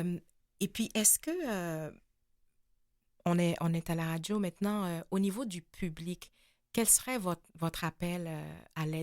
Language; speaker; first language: French; native; French